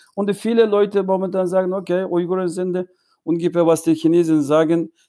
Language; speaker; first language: German; non-native, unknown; Uyghur